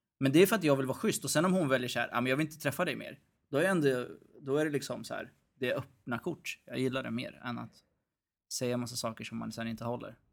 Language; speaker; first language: Swedish; early bilingual, other home language; Arabic